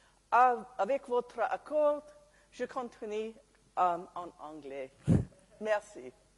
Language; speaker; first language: French; non-native, learner; English